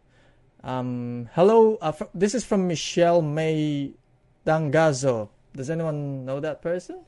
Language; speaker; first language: English; non-native, local second language; Pampanga